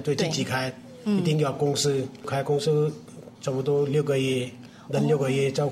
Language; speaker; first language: Chinese; non-native, learner; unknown